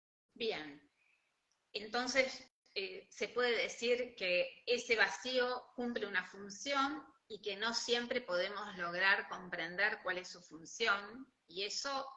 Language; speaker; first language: Spanish; native; Spanish